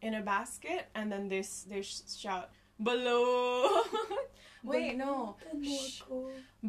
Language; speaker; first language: English; non-native, local second language; Cebuano